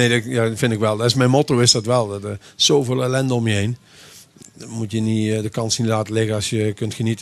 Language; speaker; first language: Dutch; native; Dutch